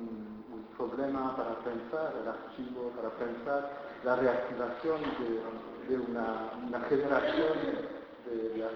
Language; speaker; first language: Spanish; non-native, fluent; French